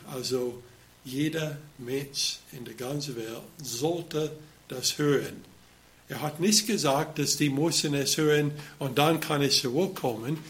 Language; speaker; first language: German; non-native, fluent; English